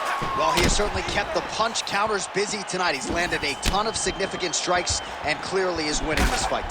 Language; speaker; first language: English; native; English